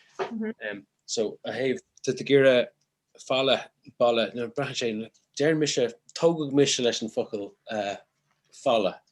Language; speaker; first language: Irish; native; Irish